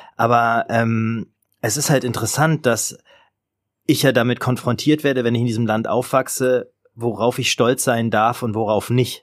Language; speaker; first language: German; native; German